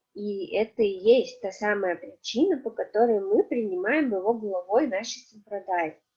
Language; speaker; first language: Russian; native; Russian